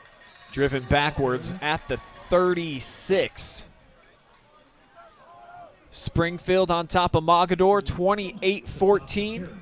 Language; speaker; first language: English; native; English